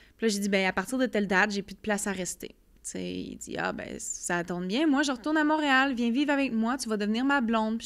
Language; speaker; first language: French; native; French